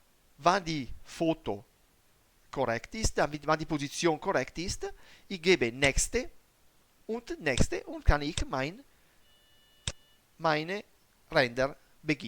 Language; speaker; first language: German; non-native, learner; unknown